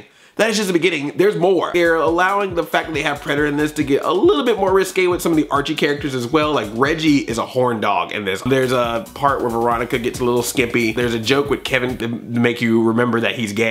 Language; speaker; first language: English; native; English